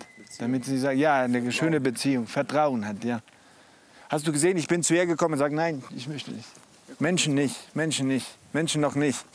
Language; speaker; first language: German; non-native, fluent; Spanish